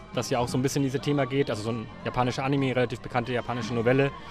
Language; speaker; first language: German; native; German